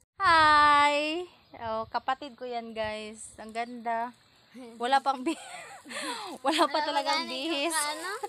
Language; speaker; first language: Filipino; non-native, local second language; Cebuano